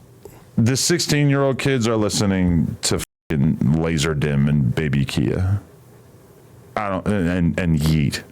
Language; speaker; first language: English; native; English